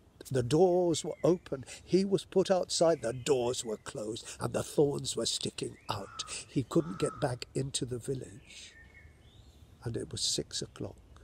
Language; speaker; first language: English; native; English